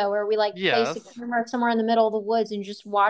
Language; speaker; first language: English; native; English